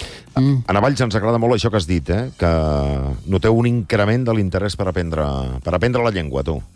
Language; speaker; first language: Catalan; native; Catalan